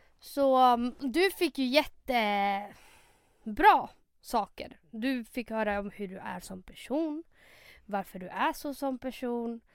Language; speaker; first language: Swedish; early bilingual, other home language; Spanish